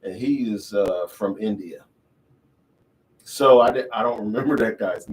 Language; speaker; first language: English; native; English